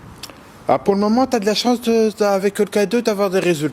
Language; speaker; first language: French; native; French